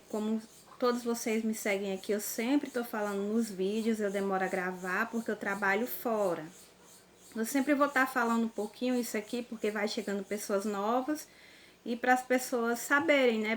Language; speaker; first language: Portuguese; native; Portuguese